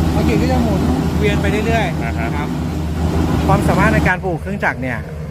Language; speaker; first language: Thai; native; Thai